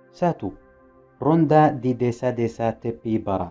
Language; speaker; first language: Indonesian; non-native, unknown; Arabic